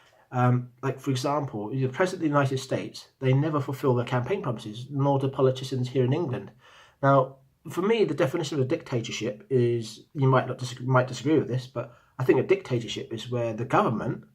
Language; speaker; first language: English; native; English